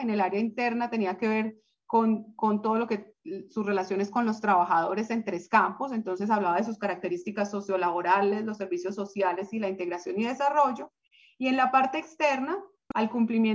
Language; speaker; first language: Spanish; native; Spanish